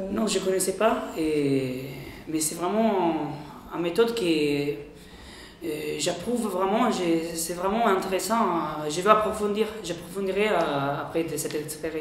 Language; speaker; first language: French; non-native, fluent; Italian